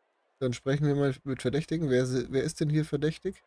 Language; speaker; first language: German; native; German